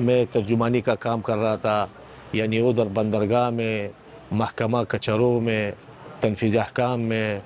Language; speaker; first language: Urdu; non-native, fluent; Pashto